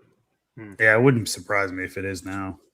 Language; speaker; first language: English; native; English